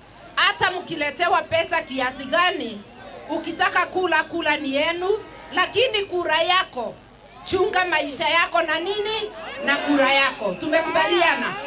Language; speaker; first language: Swahili; non-native, local second language; Kikuyu